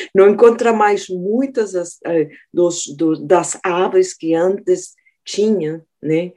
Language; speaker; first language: Portuguese; non-native, fluent; Spanish